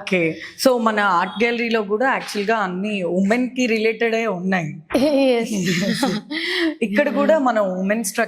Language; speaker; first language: Telugu; native; Telugu